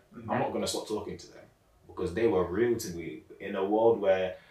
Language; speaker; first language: English; native; English